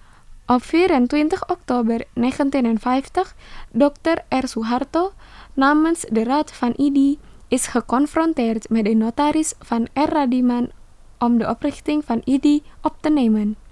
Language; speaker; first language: Dutch; non-native, learner; Indonesian